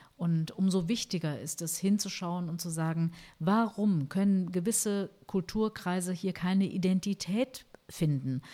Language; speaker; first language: German; early bilingual, other home language; Turkish